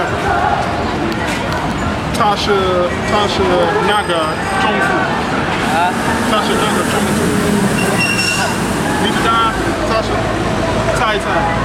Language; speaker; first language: Chinese; non-native, learner; English